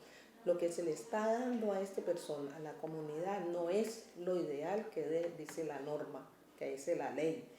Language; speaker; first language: Spanish; native; Spanish